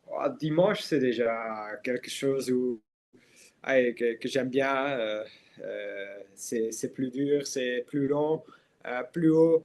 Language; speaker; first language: French; non-native, local second language; Dutch